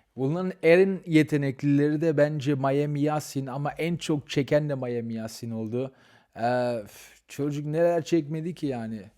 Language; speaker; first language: Turkish; early bilingual, heritage; Turkish